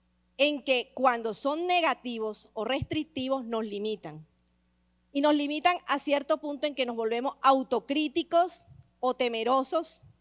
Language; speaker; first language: Spanish; native; Spanish